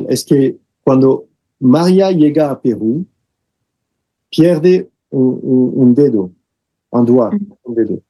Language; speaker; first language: Spanish; non-native, fluent; French